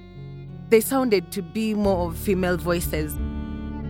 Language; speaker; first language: English; non-native, local second language; Ganda